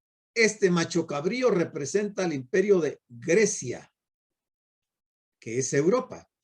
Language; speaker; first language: Spanish; native; Spanish